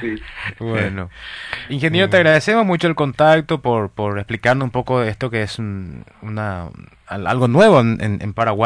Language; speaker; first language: Spanish; native; Spanish